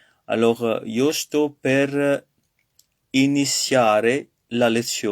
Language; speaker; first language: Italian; non-native, learner; French